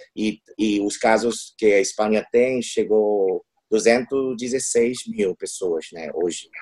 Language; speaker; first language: Portuguese; non-native, fluent; Chinese